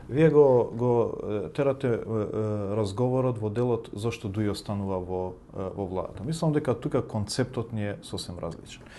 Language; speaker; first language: Macedonian; non-native, local second language; Albanian